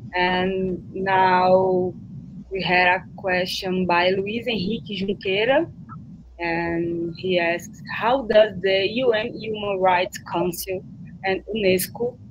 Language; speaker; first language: English; non-native, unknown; Portuguese